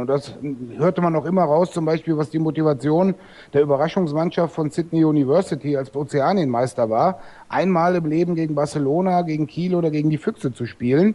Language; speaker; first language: German; native; German